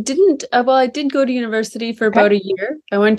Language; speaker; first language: English; native; English